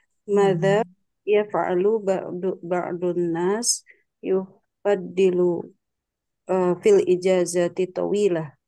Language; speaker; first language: Arabic; non-native, learner; Indonesian